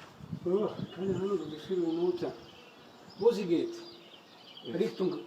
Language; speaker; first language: German; non-native, learner; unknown